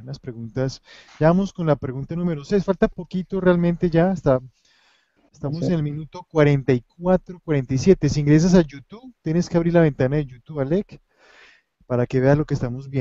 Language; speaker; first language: Spanish; native; Spanish